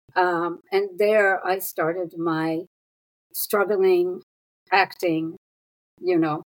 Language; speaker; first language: English; non-native, fluent; Hebrew